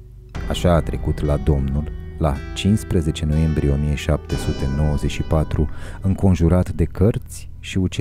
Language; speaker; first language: Romanian; native; Romanian